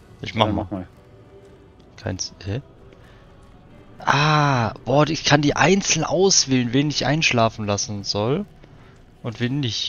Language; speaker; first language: German; native; German